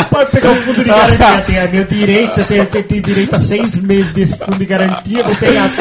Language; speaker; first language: Portuguese; native; Portuguese